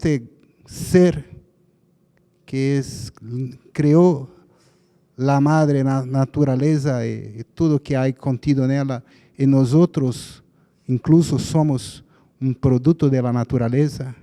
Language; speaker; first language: Spanish; non-native, fluent; Portuguese